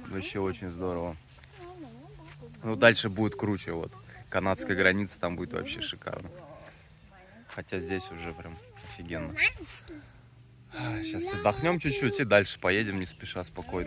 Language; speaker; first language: Russian; native; Russian